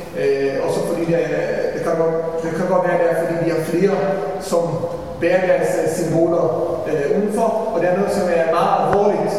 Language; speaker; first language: Danish; non-native, fluent; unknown